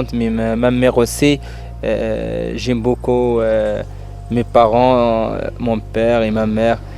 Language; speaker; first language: French; non-native, learner; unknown